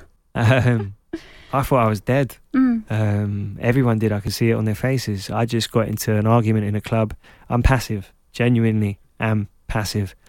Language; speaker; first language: English; native; English